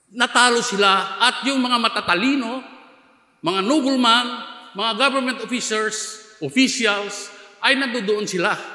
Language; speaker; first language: Filipino; non-native, local second language; Iloko